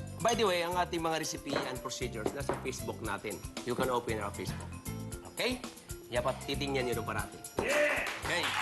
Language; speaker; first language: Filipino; non-native, local second language; Cebuano